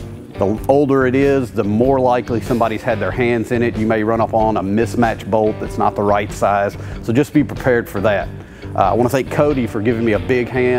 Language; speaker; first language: English; native; English